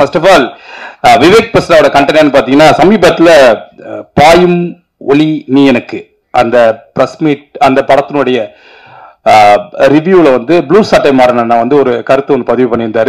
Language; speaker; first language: Tamil; native; Tamil